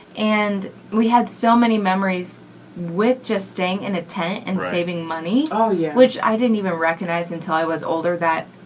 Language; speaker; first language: English; native; English